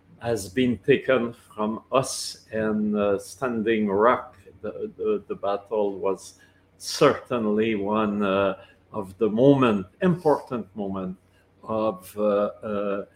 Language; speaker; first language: English; non-native, local second language; French